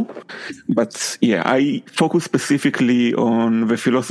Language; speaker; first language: English; non-native, fluent; Hebrew